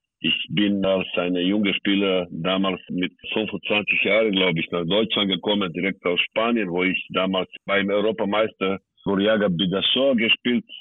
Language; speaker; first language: German; non-native, fluent; Serbian